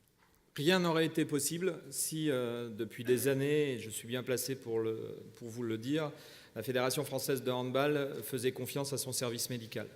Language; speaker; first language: French; native; French